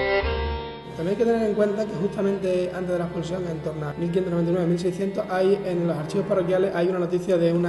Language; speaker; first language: Spanish; native; Spanish